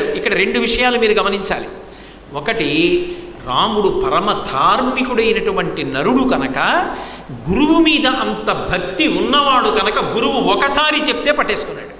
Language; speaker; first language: Telugu; native; Telugu